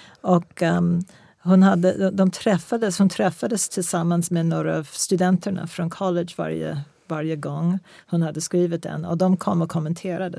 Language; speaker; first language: Swedish; non-native, fluent; English